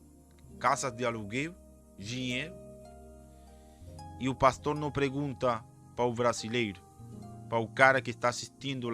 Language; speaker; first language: Portuguese; non-native, fluent; Spanish